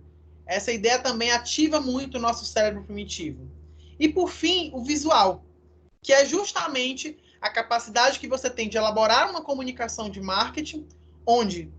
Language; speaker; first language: Portuguese; native; Portuguese